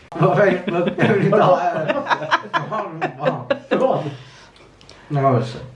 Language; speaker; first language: Swedish; early bilingual, other home language; Thai